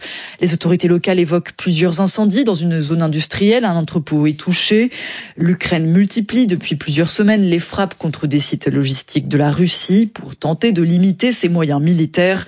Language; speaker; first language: French; native; French